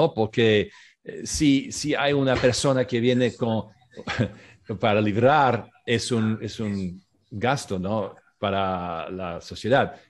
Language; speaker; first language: Spanish; non-native, learner; English